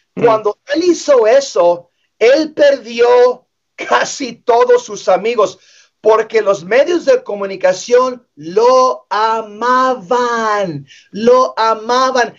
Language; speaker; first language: Spanish; early bilingual, heritage; English